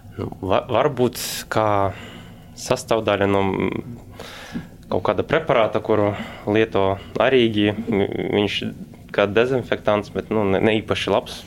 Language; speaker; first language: Latvian; non-native, local second language; Russian